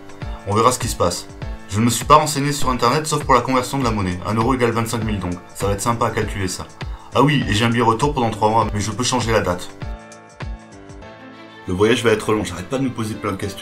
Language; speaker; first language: French; native; French